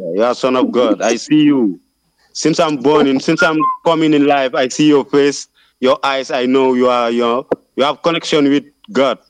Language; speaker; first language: English; non-native, learner; Wolof